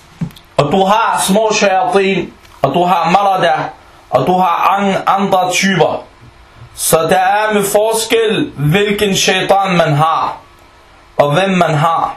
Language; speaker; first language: Danish; non-native, fluent; Arabic